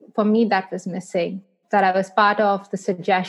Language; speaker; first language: English; non-native, local second language; Hindi